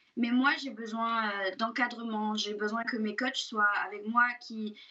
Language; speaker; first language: French; native; French